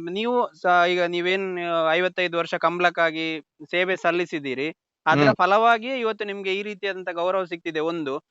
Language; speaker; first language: Kannada; native; Kannada